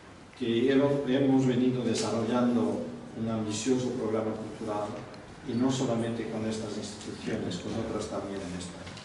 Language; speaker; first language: Spanish; non-native, fluent; Portuguese